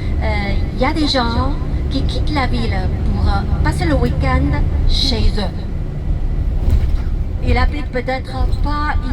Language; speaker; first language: French; non-native, fluent; Chinese